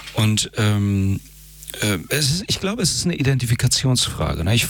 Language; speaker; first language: German; early bilingual, other home language; Persian